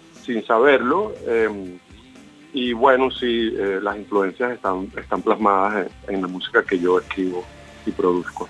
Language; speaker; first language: Spanish; native; Spanish